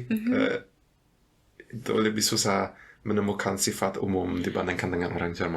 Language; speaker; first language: Indonesian; non-native, fluent; German